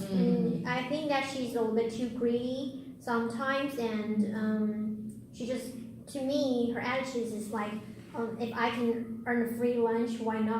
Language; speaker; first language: English; non-native, fluent; Chinese